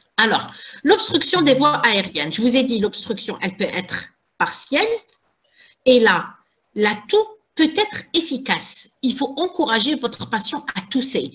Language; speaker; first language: French; non-native, local second language; Arabic